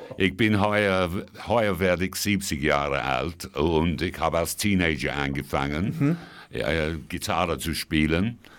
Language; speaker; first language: German; non-native, fluent; English